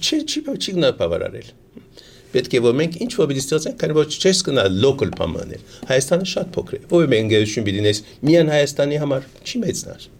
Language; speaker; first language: Armenian; early bilingual, heritage; Armenian